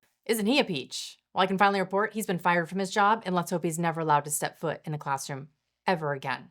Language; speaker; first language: English; native; English